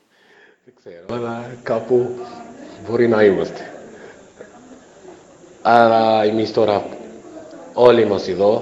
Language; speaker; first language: Greek; non-native, learner; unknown